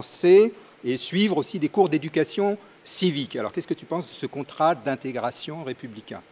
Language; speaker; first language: French; native; French